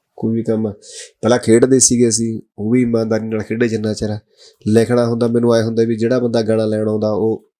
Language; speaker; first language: Punjabi; native; Punjabi